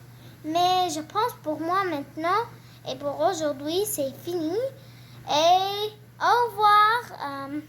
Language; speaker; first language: French; non-native, learner; English